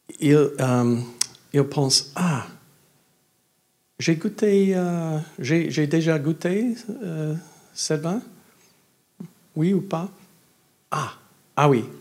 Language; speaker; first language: French; non-native, learner; English